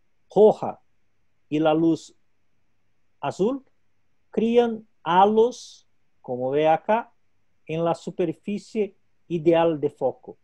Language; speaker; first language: Spanish; non-native, local second language; Portuguese